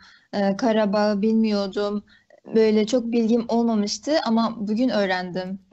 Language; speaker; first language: Turkish; early bilingual, other home language; Uyghur